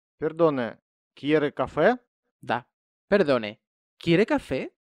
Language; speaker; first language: Spanish; non-native, fluent; Russian